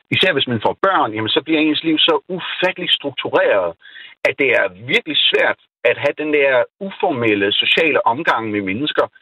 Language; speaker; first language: Danish; non-native, fluent; Urdu